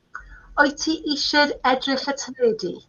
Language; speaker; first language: Welsh; non-native, learner; English